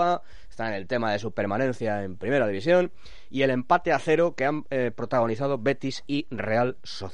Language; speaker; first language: Spanish; native; Spanish